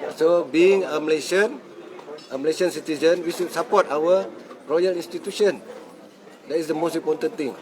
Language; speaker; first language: English; non-native, local second language; Malay